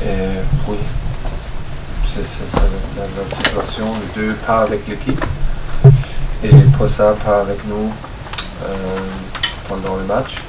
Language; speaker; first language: French; non-native, learner; German